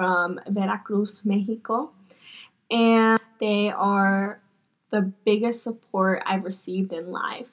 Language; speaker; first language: English; native; English